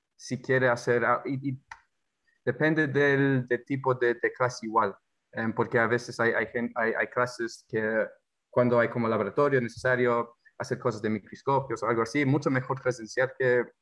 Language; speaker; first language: Spanish; non-native, fluent; English